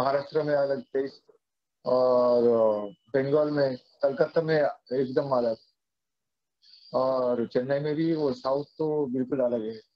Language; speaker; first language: Hindi; non-native, fluent; Japanese